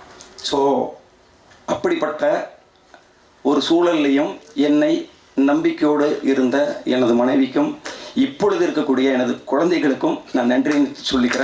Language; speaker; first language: Tamil; native; Tamil